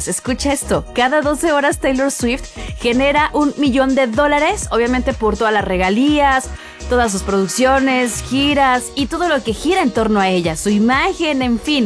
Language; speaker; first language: Spanish; native; Spanish